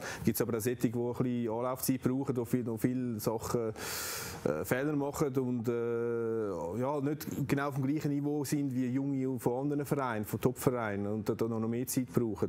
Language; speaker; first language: German; native; German